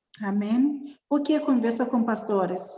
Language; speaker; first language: Portuguese; non-native, learner; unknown